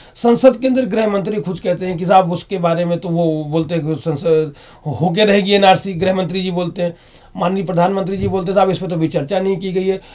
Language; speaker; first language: Hindi; native; Hindi